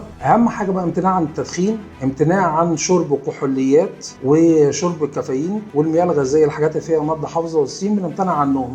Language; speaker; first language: Arabic; native; Arabic